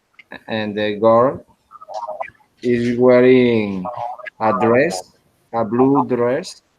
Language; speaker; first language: English; non-native, learner; Spanish